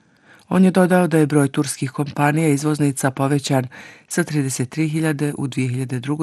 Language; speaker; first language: Serbian; native; Serbian